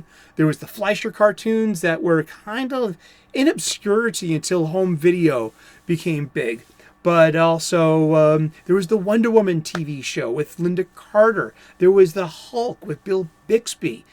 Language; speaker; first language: English; native; English